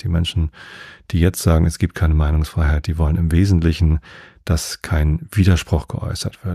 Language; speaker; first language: German; native; German